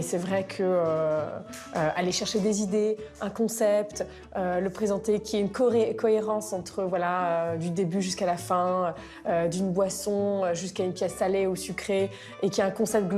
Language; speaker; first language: French; native; French